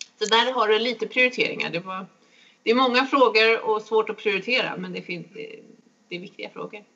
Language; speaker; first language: Swedish; native; Swedish